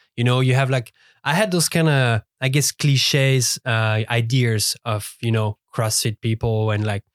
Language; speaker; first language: English; non-native, fluent; French